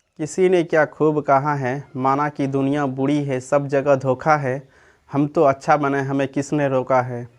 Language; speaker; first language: Hindi; native; Hindi